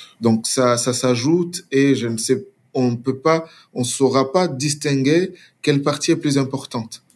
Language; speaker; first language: French; non-native, local second language; Swahili